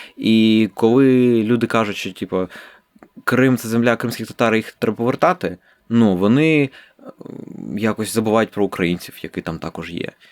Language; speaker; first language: Ukrainian; non-native, local second language; Russian